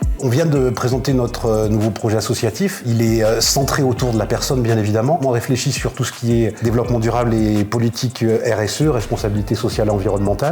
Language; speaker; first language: French; native; French